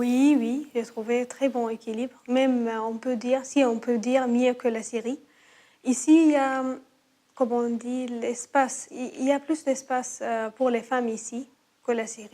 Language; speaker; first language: French; non-native, learner; Arabic